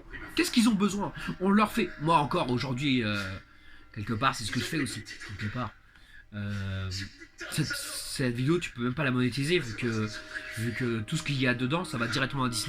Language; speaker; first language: French; native; French